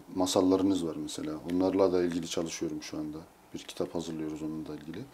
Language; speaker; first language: Turkish; native; Turkish